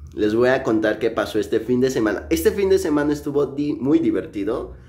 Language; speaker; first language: Spanish; native; Spanish